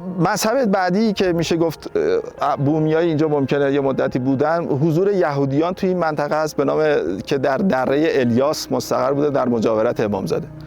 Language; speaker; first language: Persian; native; Persian